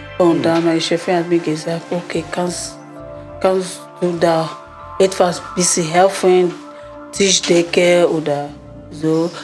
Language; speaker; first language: German; non-native, learner; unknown